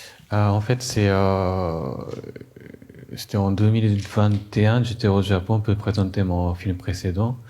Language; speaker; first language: French; non-native, fluent; Japanese